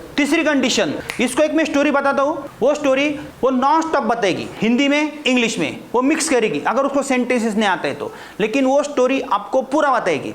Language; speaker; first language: Hindi; non-native, local second language; Marathi